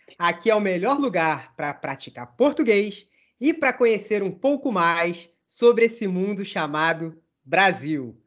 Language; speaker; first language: Portuguese; native; Portuguese